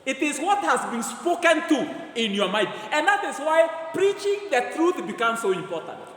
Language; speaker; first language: English; non-native, local second language; Swahili